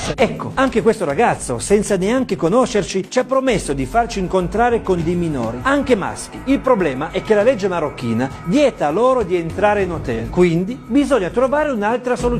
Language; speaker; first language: Italian; native; Italian